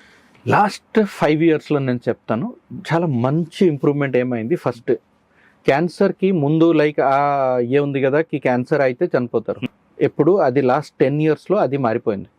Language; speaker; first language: Telugu; non-native, learner; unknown